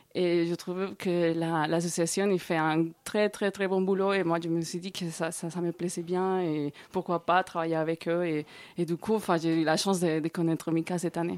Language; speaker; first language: French; non-native, fluent; Spanish